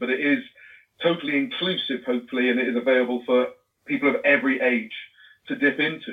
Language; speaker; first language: English; native; English